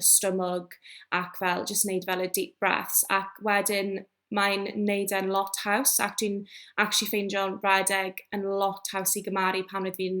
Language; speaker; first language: Welsh; non-native, local second language; English